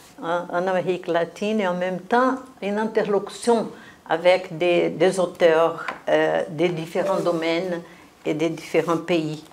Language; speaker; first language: French; non-native, fluent; Portuguese